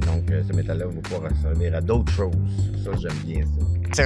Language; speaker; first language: French; native; French